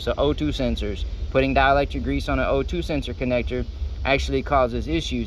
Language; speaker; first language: English; native; English